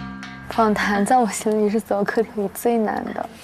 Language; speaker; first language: Chinese; native; Chinese